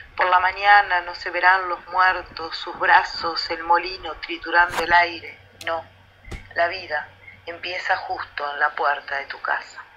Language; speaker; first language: Spanish; native; Spanish